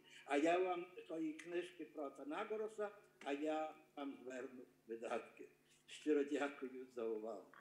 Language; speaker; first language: Ukrainian; early bilingual, heritage; Ukrainian